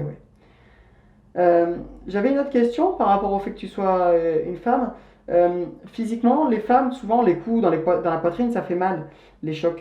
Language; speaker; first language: French; native; French